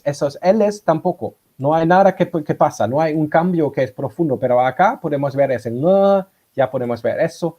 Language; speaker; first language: Spanish; non-native, fluent; German